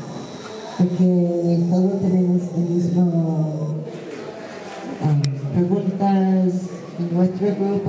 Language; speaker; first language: Spanish; non-native, fluent; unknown